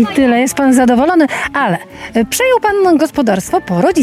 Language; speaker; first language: Polish; native; Polish